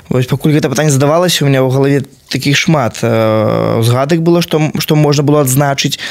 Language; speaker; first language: Belarusian; native; Belarusian